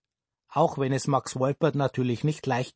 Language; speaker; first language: German; native; German